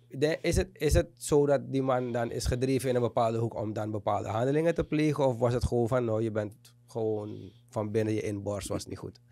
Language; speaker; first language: Dutch; native; Dutch